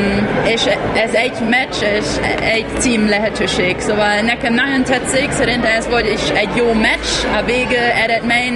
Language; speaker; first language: Hungarian; non-native, learner; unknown